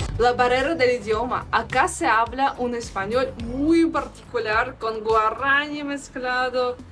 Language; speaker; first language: Spanish; non-native, fluent; Russian